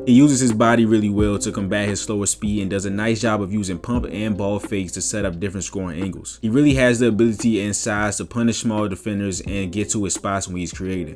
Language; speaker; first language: English; native; English